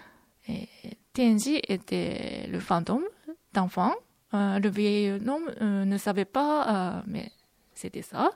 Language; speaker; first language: French; non-native, fluent; Japanese